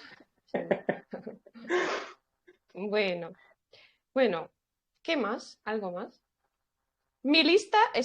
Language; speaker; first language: Spanish; non-native, fluent; Russian